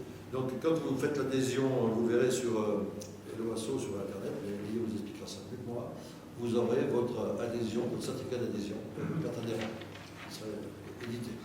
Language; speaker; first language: French; native; French